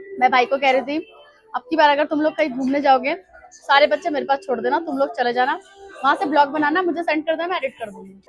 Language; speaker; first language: Hindi; non-native, local second language; Bangla